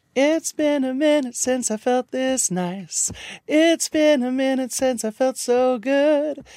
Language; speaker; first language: English; native; English